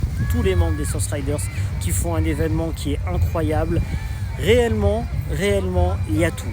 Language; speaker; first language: French; native; French